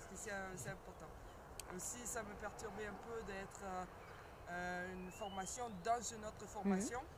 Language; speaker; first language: French; non-native, fluent; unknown